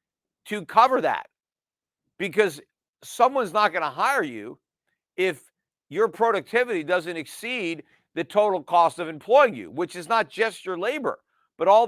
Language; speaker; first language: English; native; English